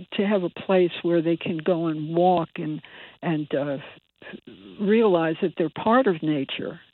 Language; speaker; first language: English; native; English